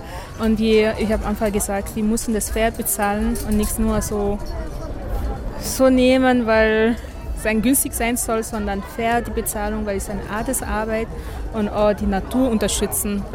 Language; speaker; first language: German; non-native, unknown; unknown